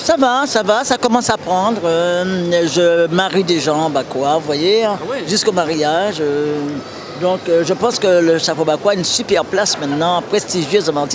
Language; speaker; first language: French; native; French